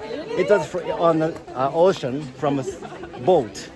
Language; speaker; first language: English; non-native, learner; Japanese